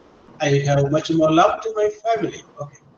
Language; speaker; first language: English; non-native, local second language; Malayalam